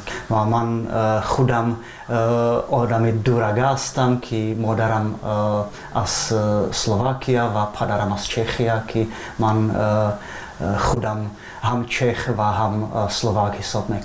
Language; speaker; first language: Persian; non-native, fluent; Czech